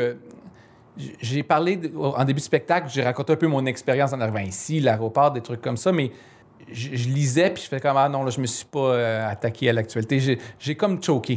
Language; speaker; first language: French; native; French